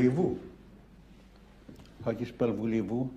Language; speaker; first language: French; non-native, fluent; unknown